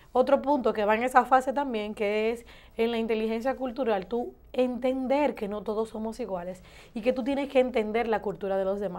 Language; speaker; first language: Spanish; native; Spanish